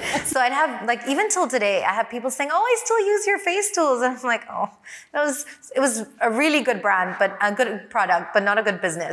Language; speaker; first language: English; native; English